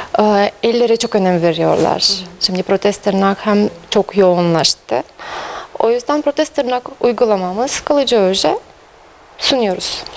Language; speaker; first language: Turkish; non-native, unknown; Russian